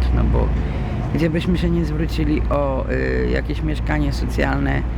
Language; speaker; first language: Polish; native; Polish